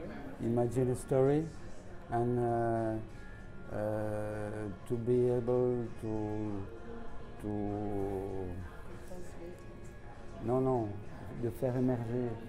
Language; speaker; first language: English; non-native, learner; French